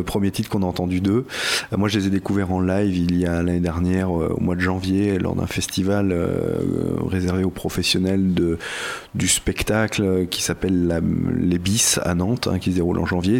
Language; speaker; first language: French; native; French